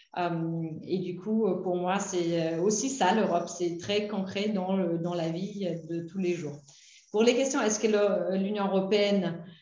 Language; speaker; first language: French; non-native, fluent; German